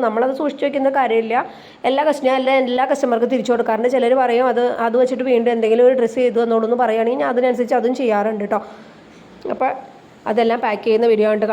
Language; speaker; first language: Malayalam; native; Malayalam